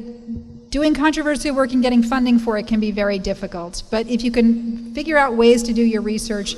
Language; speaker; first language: English; native; English